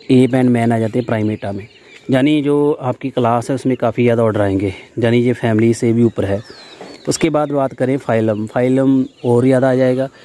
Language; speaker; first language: Hindi; non-native, local second language; Punjabi